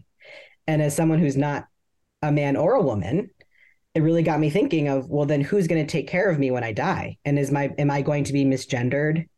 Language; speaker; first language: English; native; English